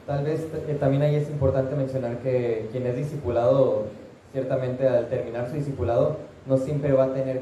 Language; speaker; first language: Spanish; native; Spanish